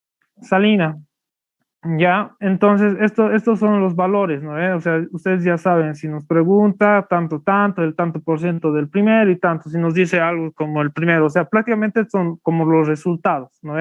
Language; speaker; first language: Spanish; native; Spanish